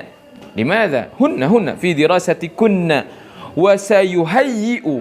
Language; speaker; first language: Arabic; non-native, fluent; Indonesian